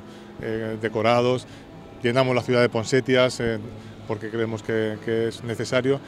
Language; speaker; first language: Spanish; native; Spanish